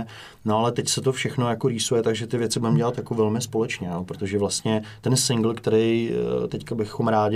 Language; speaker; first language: Czech; native; Czech